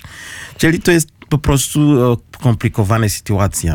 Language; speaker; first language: Polish; non-native, learner; Kinyarwanda